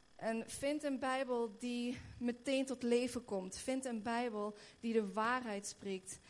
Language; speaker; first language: Dutch; native; Dutch